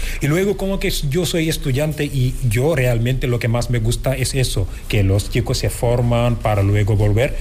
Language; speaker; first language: Spanish; non-native, fluent; Wolof